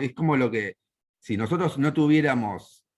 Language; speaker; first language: Spanish; native; Spanish